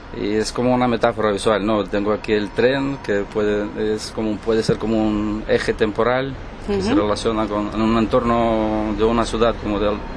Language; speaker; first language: Spanish; non-native, fluent; Romanian